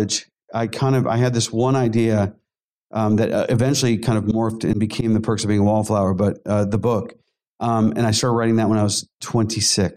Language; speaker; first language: English; native; English